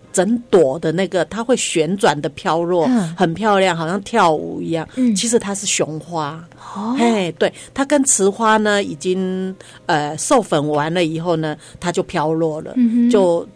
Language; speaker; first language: Chinese; non-native, local second language; Hakka Chinese